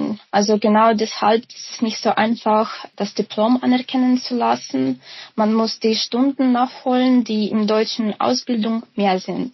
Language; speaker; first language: German; non-native, fluent; Ukrainian